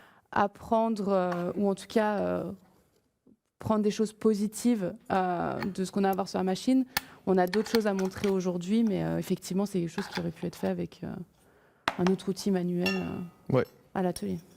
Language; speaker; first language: French; native; French